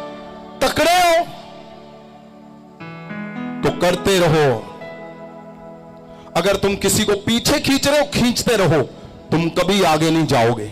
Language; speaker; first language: Hindi; non-native, local second language; Punjabi